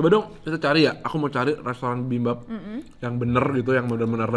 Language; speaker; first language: Indonesian; native; Indonesian